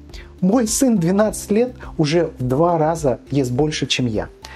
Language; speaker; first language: Russian; native; Russian